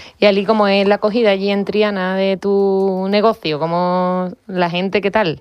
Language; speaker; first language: Spanish; native; Spanish